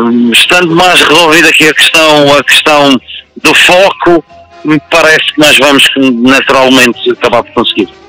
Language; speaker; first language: Portuguese; native; Portuguese